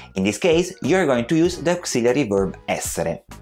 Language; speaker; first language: English; non-native, fluent; Italian